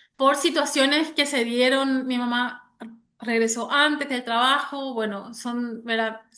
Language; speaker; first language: Spanish; early bilingual, other home language; German